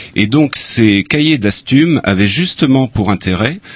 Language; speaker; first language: French; native; French